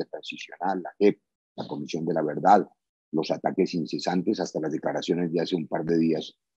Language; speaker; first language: Spanish; native; Spanish